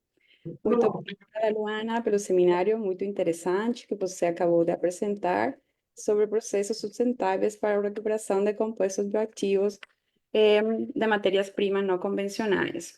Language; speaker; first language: Portuguese; non-native, fluent; Spanish